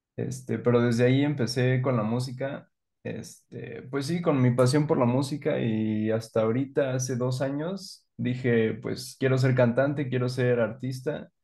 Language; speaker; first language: Spanish; native; Spanish